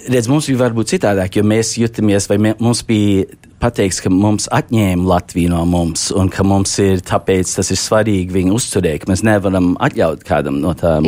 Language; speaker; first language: Latvian; early bilingual, heritage; Latvian